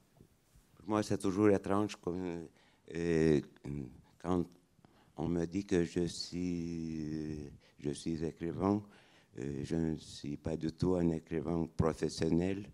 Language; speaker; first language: French; non-native, fluent; Lithuanian